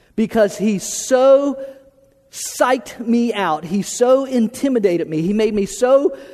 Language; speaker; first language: English; native; English